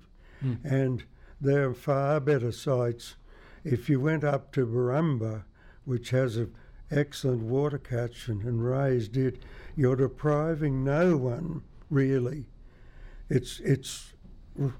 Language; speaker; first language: English; native; English